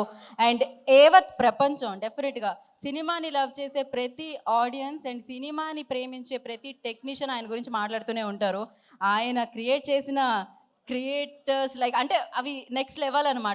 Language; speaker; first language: Telugu; native; Telugu